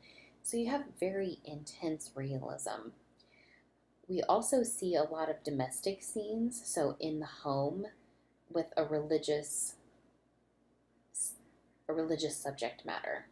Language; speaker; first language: English; native; English